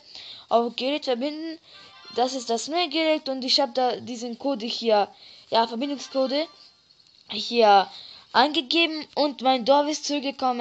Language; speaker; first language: German; early bilingual, other home language; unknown